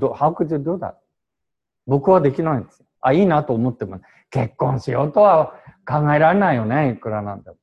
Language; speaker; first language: Japanese; native; Japanese